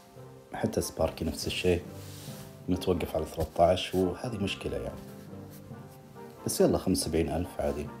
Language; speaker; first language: Arabic; native; Arabic